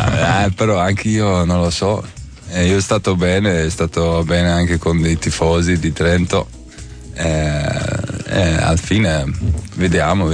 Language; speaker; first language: Italian; non-native, learner; Dutch